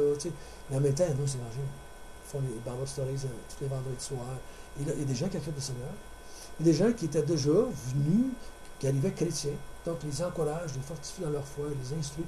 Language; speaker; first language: French; native; French